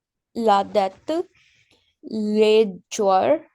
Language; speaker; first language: French; non-native, learner; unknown